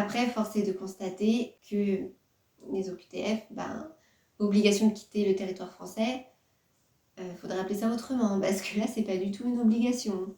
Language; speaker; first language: French; native; French